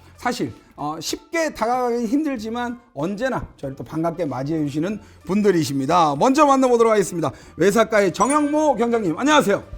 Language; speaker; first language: Korean; native; Korean